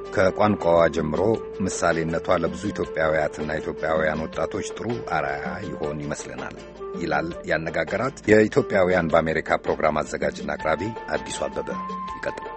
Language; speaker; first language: Amharic; native; Amharic